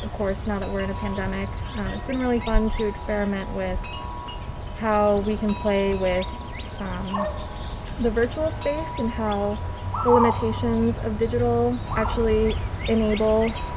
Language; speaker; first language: English; native; English